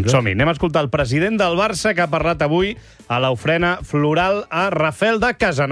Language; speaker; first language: Catalan; native; Catalan